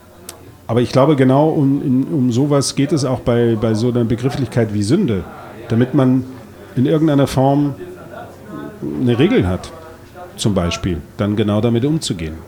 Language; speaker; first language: German; native; German